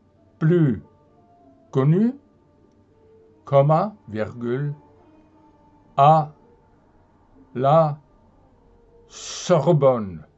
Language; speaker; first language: French; non-native, fluent; German